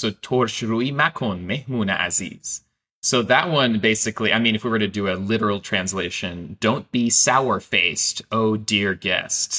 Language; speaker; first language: English; non-native, fluent; Persian